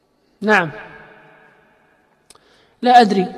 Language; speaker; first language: Arabic; native; Arabic